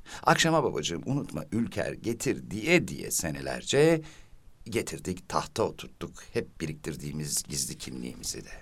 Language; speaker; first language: Turkish; native; Turkish